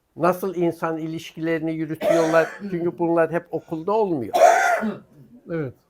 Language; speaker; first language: Turkish; non-native, local second language; Armenian